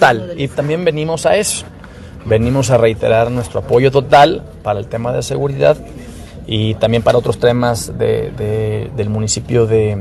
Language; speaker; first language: Spanish; native; Spanish